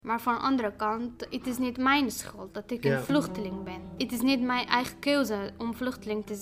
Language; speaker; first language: Dutch; non-native, fluent; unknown